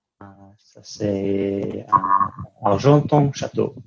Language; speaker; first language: French; non-native, learner; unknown